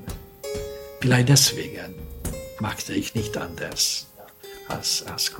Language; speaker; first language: German; non-native, fluent; Hungarian